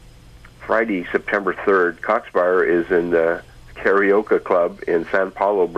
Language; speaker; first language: English; native; English